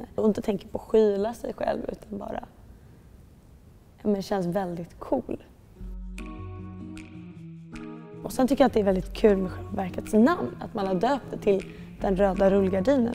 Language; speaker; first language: Swedish; native; Swedish